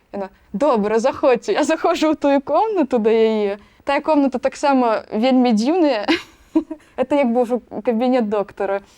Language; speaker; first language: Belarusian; native; Belarusian